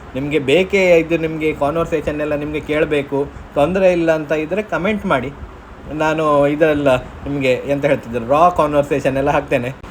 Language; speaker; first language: Kannada; non-native, local second language; Konkani